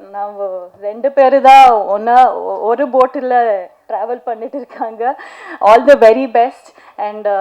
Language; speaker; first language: Tamil; non-native, learner; Kannada